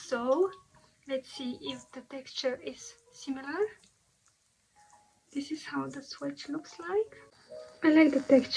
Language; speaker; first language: English; non-native, fluent; Romanian